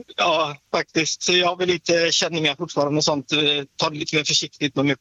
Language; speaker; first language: Swedish; native; Swedish